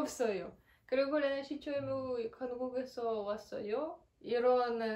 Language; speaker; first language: Korean; non-native, learner; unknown